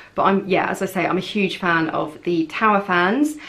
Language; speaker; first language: English; native; English